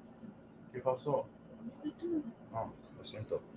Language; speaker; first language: Spanish; non-native, learner; English